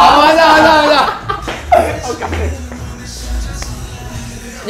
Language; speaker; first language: Korean; non-native, fluent; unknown